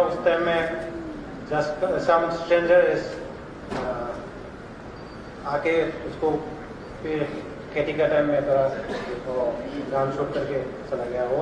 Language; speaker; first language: Hindi; non-native, local second language; Bodo